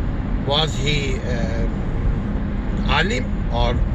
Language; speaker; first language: English; non-native, fluent; Urdu